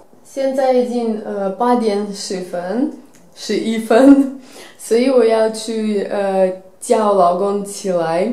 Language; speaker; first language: Chinese; non-native, fluent; Russian